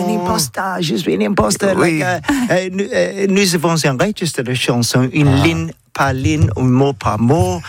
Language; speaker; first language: French; non-native, learner; English